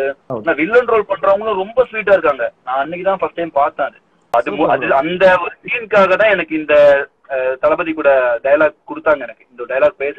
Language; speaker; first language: Tamil; native; Tamil